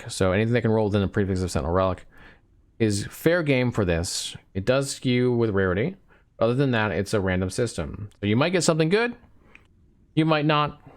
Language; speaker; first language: English; native; English